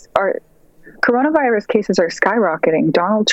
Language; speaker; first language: English; native; English